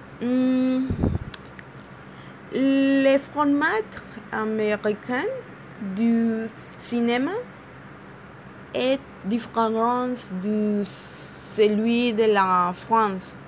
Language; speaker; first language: French; non-native, learner; Spanish